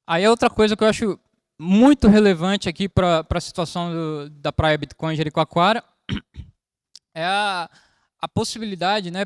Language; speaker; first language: Portuguese; native; Portuguese